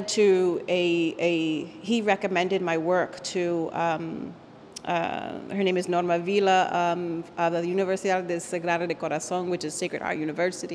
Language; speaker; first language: English; early bilingual, other home language; Spanish